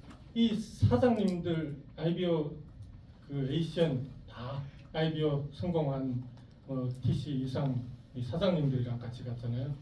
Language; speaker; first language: Korean; non-native, fluent; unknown